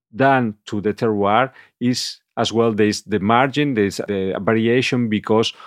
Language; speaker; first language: English; non-native, fluent; Catalan